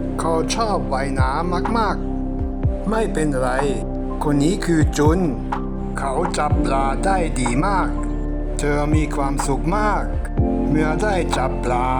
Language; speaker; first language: Thai; non-native, fluent; German